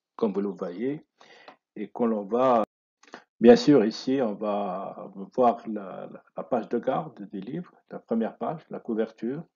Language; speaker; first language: French; non-native, local second language; Arabic